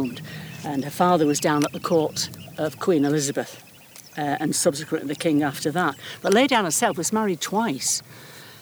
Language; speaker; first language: English; native; English